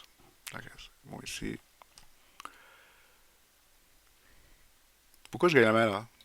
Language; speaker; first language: French; native; French